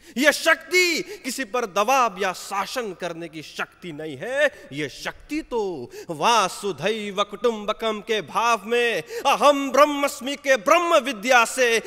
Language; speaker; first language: Hindi; non-native, local second language; Nepali